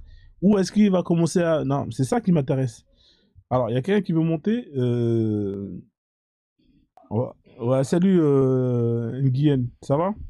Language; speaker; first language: French; native; French